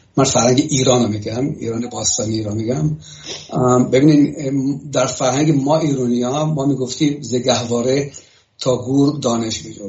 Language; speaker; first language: Persian; native; Persian